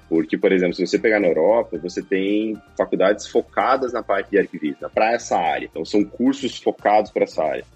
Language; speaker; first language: Portuguese; native; Portuguese